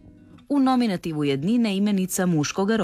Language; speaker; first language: Serbian; native; Serbian